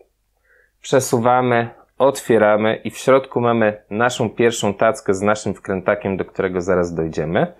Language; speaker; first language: Polish; native; Polish